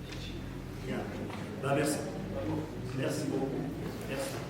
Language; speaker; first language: French; native; French